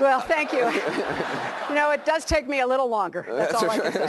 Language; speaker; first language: English; native; English